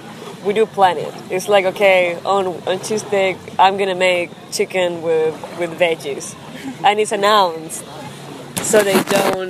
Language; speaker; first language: English; non-native, fluent; Spanish